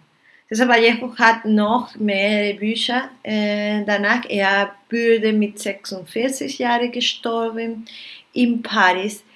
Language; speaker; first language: German; non-native, learner; Spanish